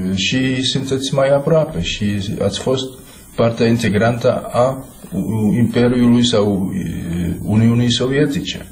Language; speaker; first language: Romanian; non-native, fluent; Czech